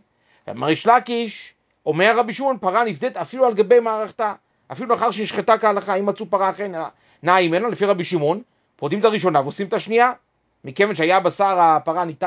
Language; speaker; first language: Hebrew; native; Hebrew